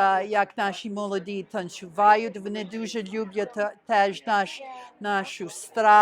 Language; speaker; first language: Ukrainian; early bilingual, heritage; Ukrainian